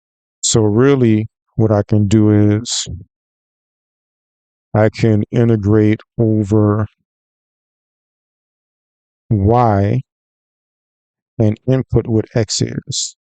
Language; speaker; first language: English; native; English